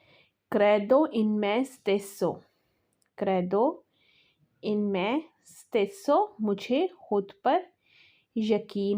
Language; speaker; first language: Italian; non-native, fluent; Urdu